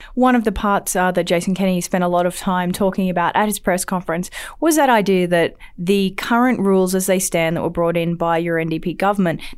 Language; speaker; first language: English; native; English